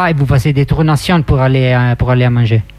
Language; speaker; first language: French; non-native, fluent; Italian